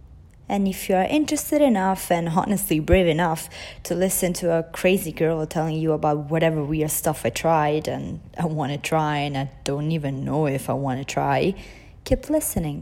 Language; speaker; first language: English; non-native, fluent; Italian